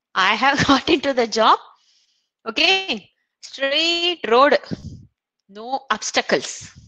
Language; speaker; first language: English; non-native, local second language; Tamil